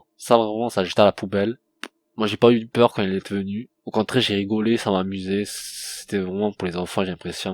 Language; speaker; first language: French; native; French